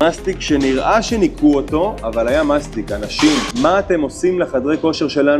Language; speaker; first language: Hebrew; native; Hebrew